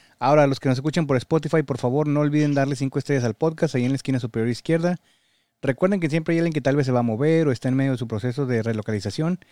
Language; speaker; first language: Spanish; native; Spanish